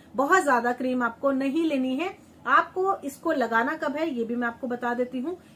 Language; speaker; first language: Hindi; native; Hindi